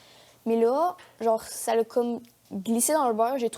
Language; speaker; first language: French; native; French